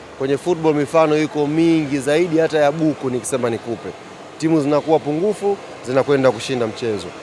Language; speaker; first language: Swahili; native; Swahili